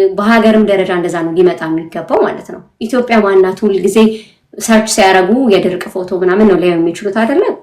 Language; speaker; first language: Amharic; native; Amharic